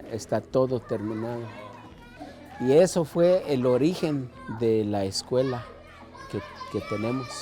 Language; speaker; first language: Spanish; non-native, local second language; Kʼicheʼ